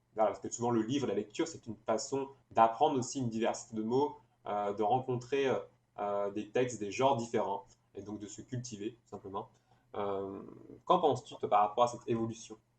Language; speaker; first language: French; native; French